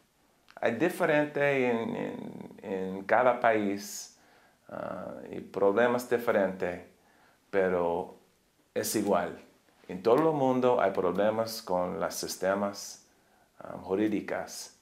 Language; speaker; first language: Spanish; non-native, learner; English